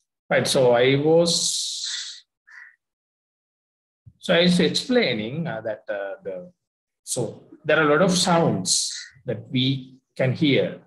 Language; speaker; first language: English; non-native, local second language; Sinhala